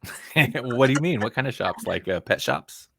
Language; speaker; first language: English; native; English